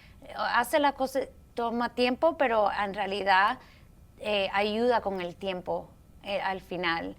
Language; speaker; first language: Spanish; early bilingual, heritage; Spanish